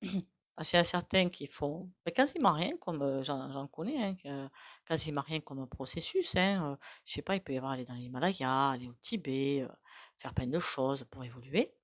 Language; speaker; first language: French; native; French